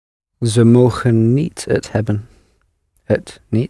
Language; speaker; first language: Dutch; non-native, learner; English